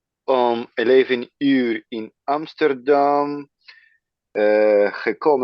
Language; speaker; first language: Dutch; non-native, learner; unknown